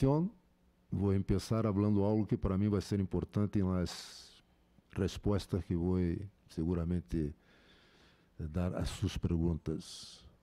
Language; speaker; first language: Spanish; non-native, fluent; Portuguese